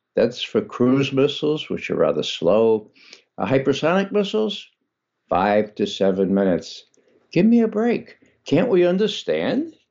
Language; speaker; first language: English; native; English